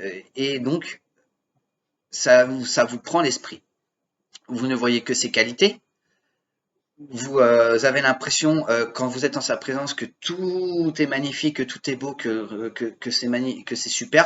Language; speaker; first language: French; native; French